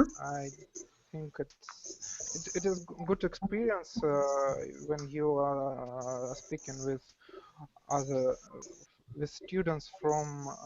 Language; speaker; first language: English; non-native, learner; Russian